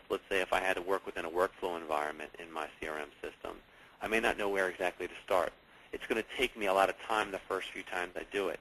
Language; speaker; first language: English; native; English